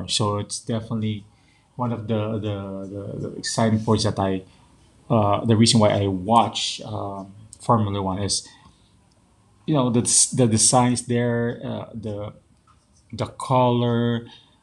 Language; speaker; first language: English; non-native, local second language; Filipino